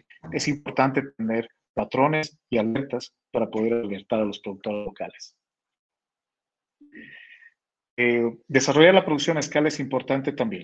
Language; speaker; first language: Spanish; native; Spanish